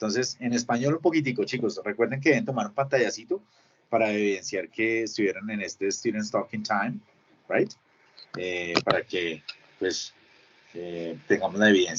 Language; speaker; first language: Spanish; native; Spanish